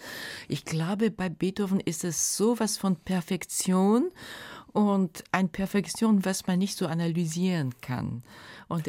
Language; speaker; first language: German; non-native, fluent; Japanese